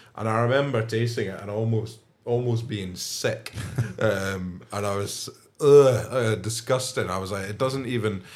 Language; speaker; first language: English; native; English